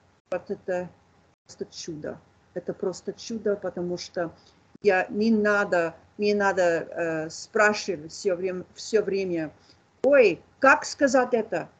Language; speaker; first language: Russian; non-native, fluent; English